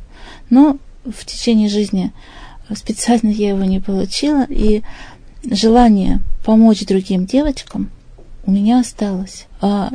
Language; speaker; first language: Russian; native; Russian